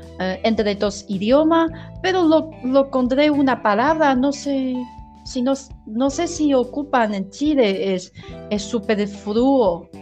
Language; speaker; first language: Spanish; non-native, learner; Chinese